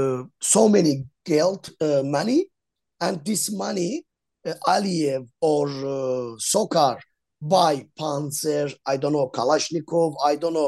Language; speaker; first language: English; non-native, learner; Azerbaijani